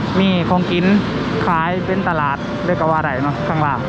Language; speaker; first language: Thai; non-native, local second language; Northeastern Thai